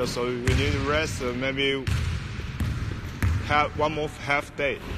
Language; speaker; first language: English; non-native, learner; Chinese